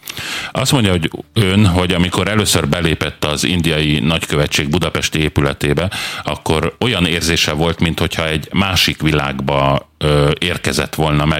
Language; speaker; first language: Hungarian; native; Hungarian